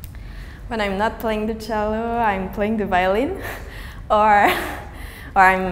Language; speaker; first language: English; non-native, learner; French